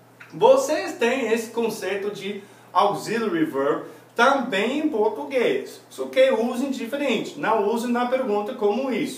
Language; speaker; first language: Portuguese; non-native, fluent; English